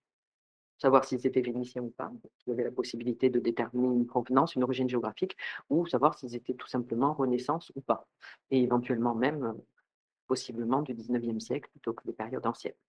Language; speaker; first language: French; native; French